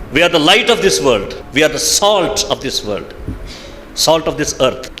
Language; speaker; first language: English; non-native, local second language; Telugu